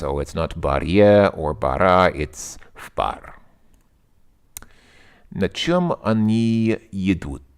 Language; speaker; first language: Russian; non-native, learner; English